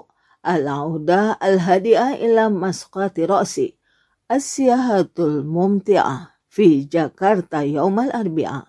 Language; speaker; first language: Arabic; non-native, fluent; Indonesian